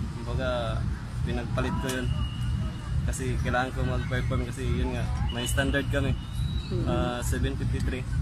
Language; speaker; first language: Filipino; non-native, local second language; Cebuano